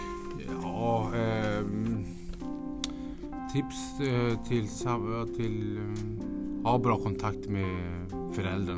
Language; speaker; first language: Swedish; non-native, fluent; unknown